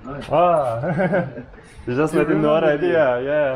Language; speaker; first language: English; non-native, learner; Turkish